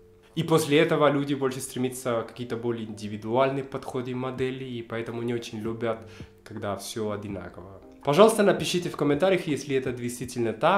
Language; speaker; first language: Russian; non-native, fluent; Spanish